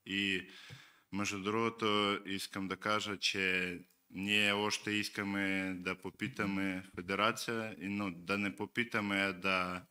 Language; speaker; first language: Bulgarian; non-native, learner; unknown